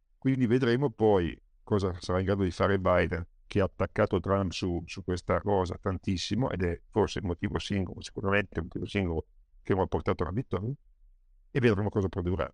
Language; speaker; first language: Italian; native; Italian